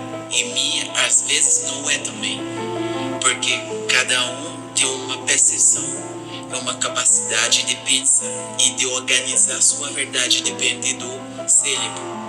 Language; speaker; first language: Portuguese; non-native, fluent; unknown